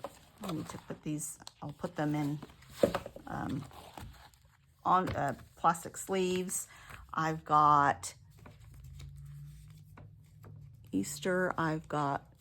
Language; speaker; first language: English; native; English